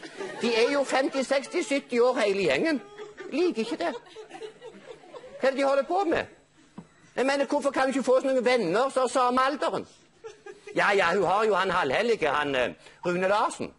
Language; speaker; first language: Norwegian; native; Norwegian